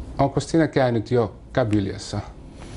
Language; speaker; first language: Finnish; non-native, fluent; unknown